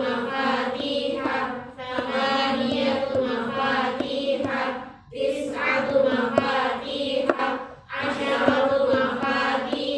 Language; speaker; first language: Arabic; non-native, learner; Indonesian